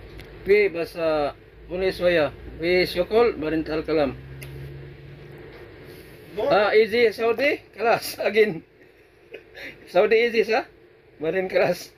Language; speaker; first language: Arabic; non-native, learner; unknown